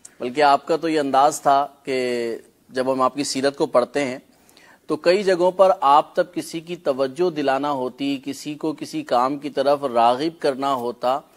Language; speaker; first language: Urdu; non-native, local second language; Punjabi